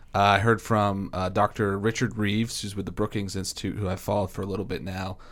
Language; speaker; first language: English; native; English